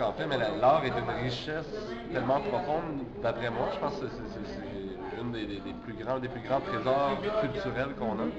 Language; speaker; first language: French; native; French